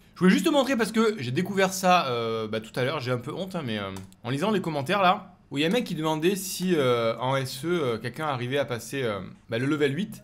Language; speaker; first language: French; native; French